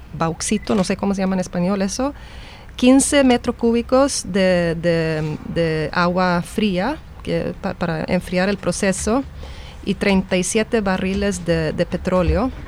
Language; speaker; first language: Spanish; non-native, fluent; Swedish